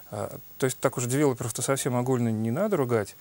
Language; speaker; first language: Russian; native; Russian